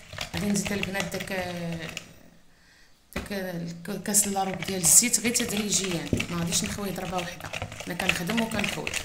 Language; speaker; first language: Arabic; native; Arabic